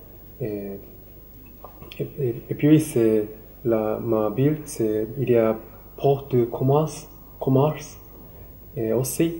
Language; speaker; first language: French; non-native, learner; Japanese